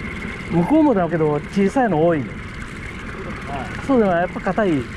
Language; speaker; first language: Japanese; native; Japanese